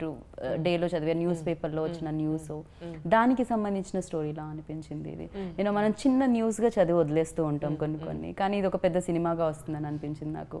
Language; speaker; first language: Telugu; native; Telugu